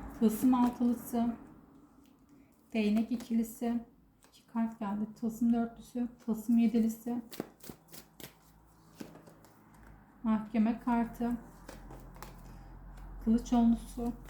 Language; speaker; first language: Turkish; native; Turkish